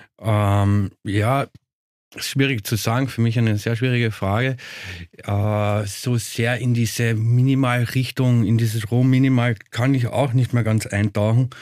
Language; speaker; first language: German; native; German